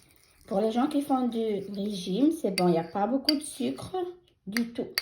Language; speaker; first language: French; non-native, fluent; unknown